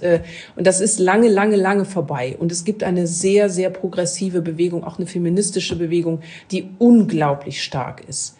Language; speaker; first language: German; native; German